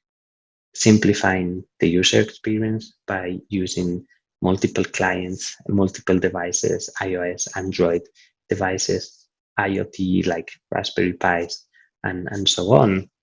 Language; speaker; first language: English; non-native, fluent; Italian